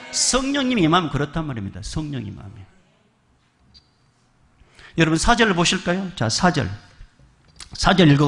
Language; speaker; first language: Korean; native; Korean